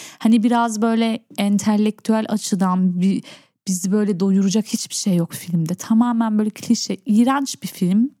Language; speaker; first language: Turkish; early bilingual, heritage; Turkish